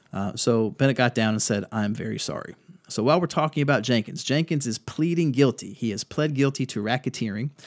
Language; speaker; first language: English; native; English